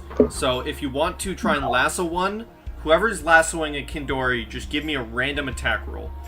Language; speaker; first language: English; native; English